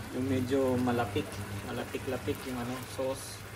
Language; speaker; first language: Filipino; non-native, local second language; Cebuano